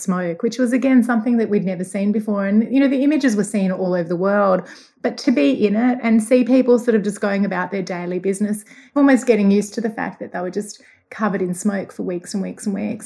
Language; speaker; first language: English; native; English